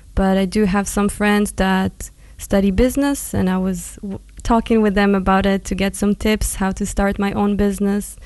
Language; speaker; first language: English; non-native, fluent; Hebrew